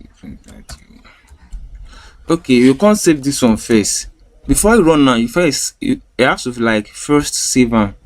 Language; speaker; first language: Nigerian Pidgin; native; Nigerian Pidgin